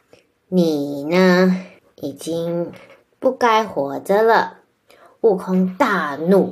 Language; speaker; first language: Chinese; native; Chinese